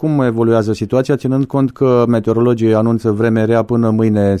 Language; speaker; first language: Romanian; native; Romanian